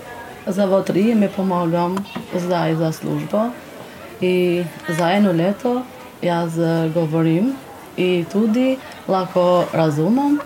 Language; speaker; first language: Slovenian; non-native, learner; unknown